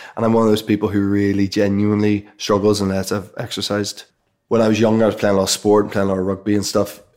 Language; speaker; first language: English; native; English